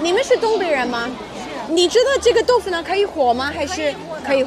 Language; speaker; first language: Chinese; non-native, fluent; English